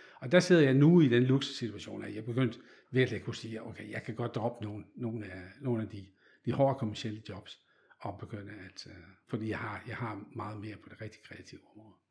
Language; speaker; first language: Danish; non-native, fluent; Dutch